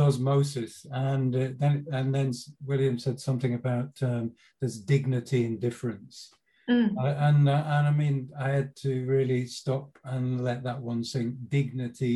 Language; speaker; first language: English; native; English